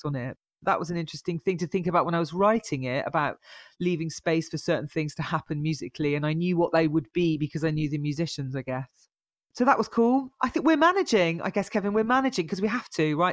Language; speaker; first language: English; native; English